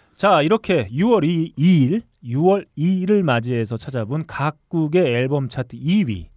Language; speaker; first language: Korean; native; Korean